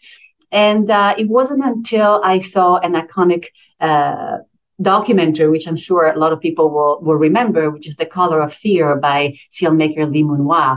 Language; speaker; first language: English; non-native, fluent; Italian